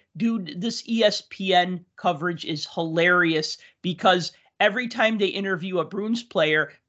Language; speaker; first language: English; native; English